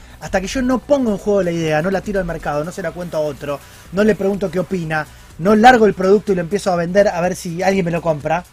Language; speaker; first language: Spanish; native; Spanish